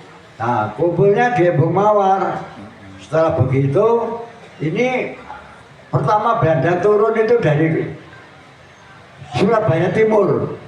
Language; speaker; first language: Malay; non-native, local second language; Javanese